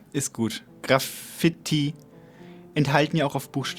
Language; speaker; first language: German; native; German